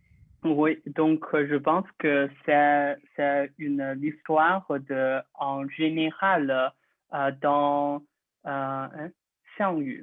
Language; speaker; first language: French; non-native, learner; Chinese